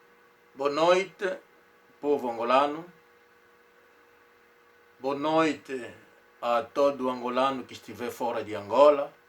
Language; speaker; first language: Portuguese; non-native, local second language; Kongo